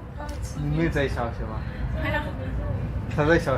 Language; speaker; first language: Chinese; non-native, learner; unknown